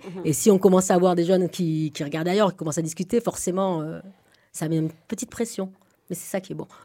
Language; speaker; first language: French; native; French